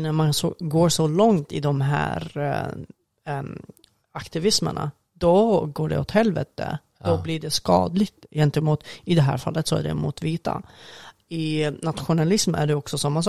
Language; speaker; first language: Swedish; non-native, fluent; Arabic